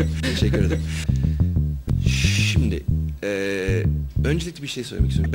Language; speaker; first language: Turkish; non-native, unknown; English